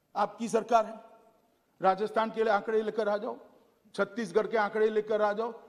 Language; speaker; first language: Hindi; non-native, local second language; Gujarati